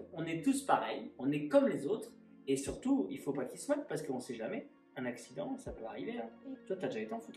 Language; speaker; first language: French; native; French